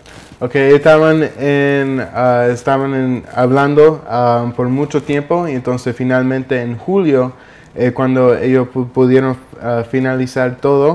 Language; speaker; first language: Spanish; early bilingual, heritage; Spanish